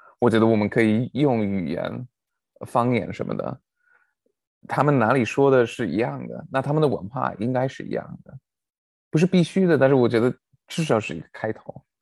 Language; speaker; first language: Chinese; non-native, fluent; English